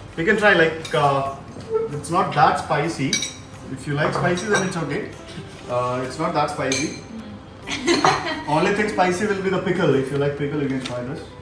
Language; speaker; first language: English; non-native, local second language; Malayalam